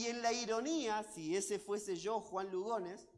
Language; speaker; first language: Spanish; native; Spanish